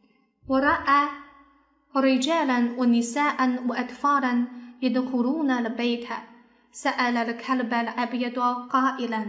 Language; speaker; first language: Arabic; non-native, fluent; Chinese